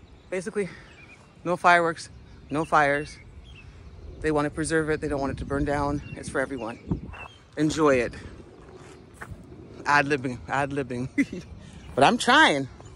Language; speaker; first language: English; native; English